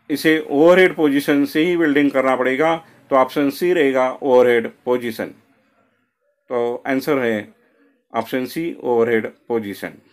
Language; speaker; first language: Hindi; non-native, local second language; Marathi